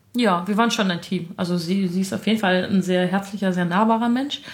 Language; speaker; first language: German; early bilingual, other home language; Armenian